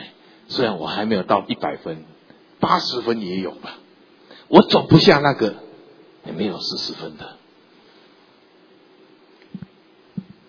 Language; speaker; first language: Chinese; native; Chinese